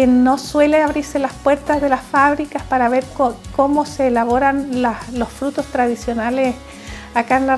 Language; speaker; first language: Spanish; native; Spanish